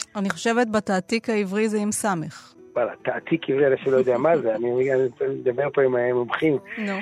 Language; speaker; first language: Hebrew; early bilingual, other home language; Dutch